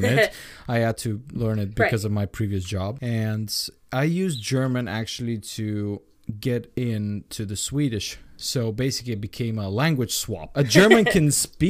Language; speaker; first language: English; non-native, fluent; Bulgarian